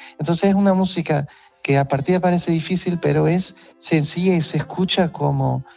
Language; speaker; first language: Spanish; non-native, fluent; Portuguese